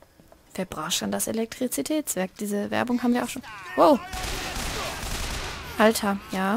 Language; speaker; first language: German; native; German